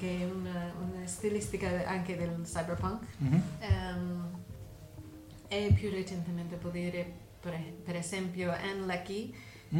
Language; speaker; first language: Italian; non-native, learner; English